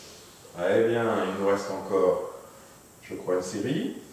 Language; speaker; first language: French; native; French